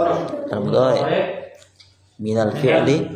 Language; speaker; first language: Arabic; non-native, fluent; Indonesian